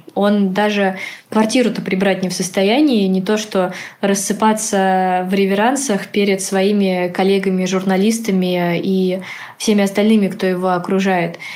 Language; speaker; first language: Russian; native; Russian